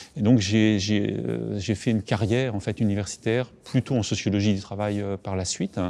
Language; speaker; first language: French; native; French